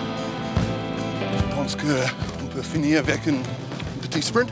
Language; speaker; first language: French; non-native, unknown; English